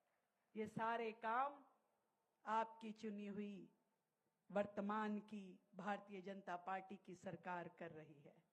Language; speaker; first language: Hindi; native; Hindi